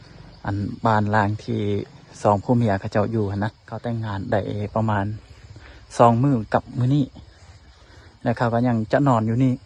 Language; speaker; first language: Thai; non-native, local second language; Lao